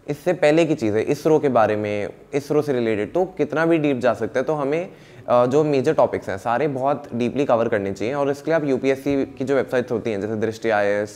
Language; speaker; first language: Hindi; native; Hindi